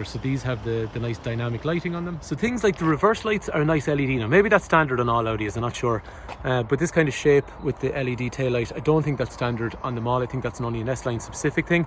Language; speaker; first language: English; native; English